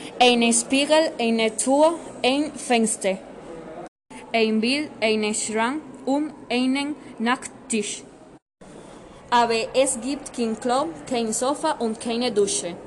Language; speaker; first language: German; non-native, learner; Spanish